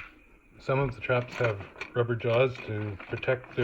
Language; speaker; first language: English; native; English